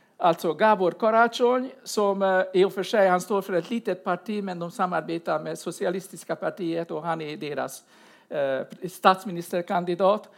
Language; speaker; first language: Swedish; non-native, fluent; Hungarian